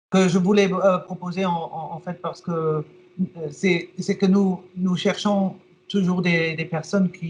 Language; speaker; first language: French; non-native, fluent; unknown